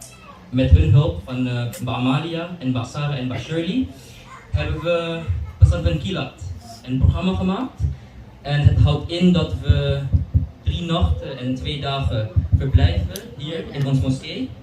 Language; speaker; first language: Dutch; early bilingual, other home language; Indonesian